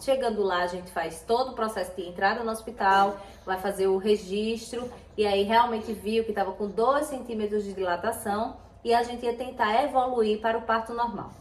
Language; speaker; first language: Portuguese; native; Portuguese